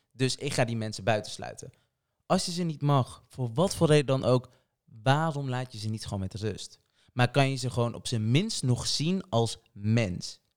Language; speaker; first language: Dutch; early bilingual, other home language; Portuguese